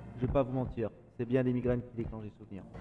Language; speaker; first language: French; native; French